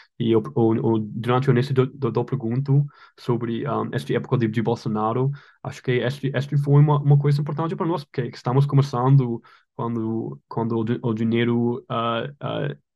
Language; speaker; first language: Portuguese; non-native, learner; English